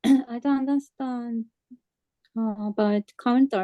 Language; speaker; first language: English; non-native, learner; Japanese